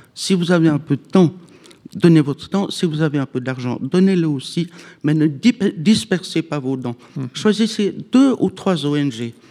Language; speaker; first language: French; native; French